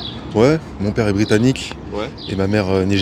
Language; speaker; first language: French; native; French